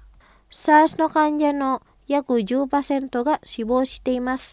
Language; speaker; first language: Japanese; non-native, fluent; Indonesian